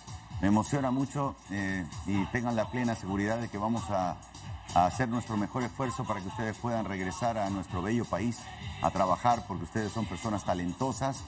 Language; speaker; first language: Spanish; native; Spanish